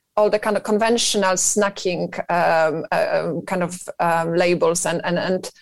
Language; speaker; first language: English; non-native, fluent; Polish